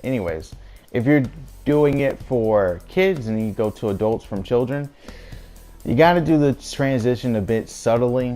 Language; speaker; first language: English; native; English